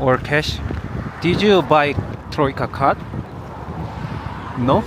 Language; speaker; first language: English; non-native, learner; Korean